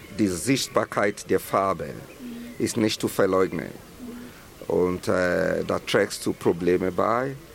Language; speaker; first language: German; non-native, fluent; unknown